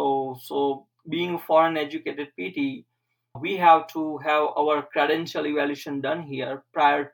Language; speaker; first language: English; non-native, local second language; Gujarati